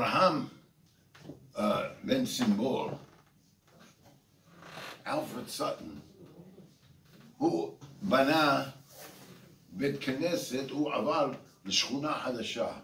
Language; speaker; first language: Hebrew; non-native, fluent; English